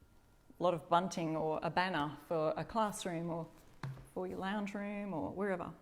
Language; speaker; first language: English; native; English